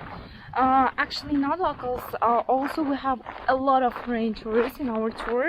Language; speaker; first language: English; non-native, learner; Kazakh